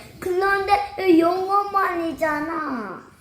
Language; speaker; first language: Korean; early bilingual, other home language; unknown